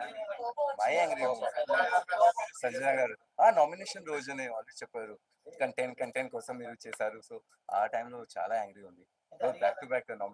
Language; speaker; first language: Telugu; non-native, learner; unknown